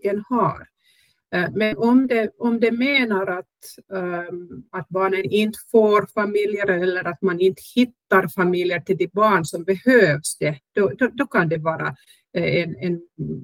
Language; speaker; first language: Swedish; non-native, local second language; Finnish